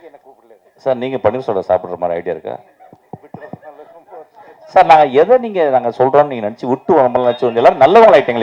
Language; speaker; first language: Tamil; native; Tamil